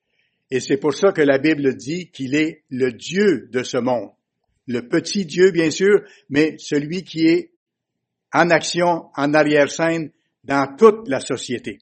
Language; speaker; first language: French; native; French